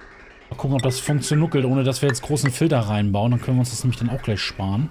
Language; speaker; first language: German; native; German